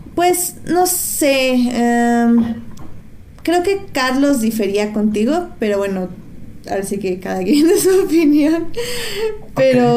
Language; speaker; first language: Spanish; native; Spanish